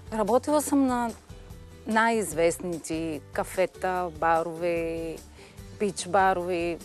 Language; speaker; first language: Bulgarian; early bilingual, heritage; Bulgarian